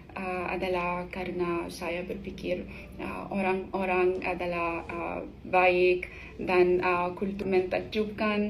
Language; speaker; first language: Indonesian; non-native, learner; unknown